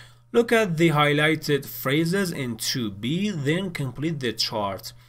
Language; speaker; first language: English; non-native, fluent; Persian